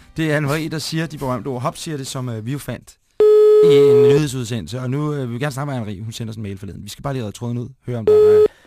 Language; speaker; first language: Danish; native; Danish